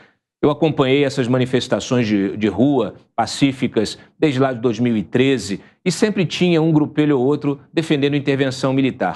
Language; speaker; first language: Portuguese; native; Portuguese